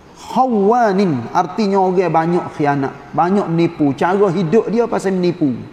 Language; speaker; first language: Malay; native; Malay